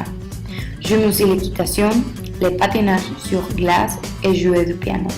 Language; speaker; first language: French; non-native, learner; Spanish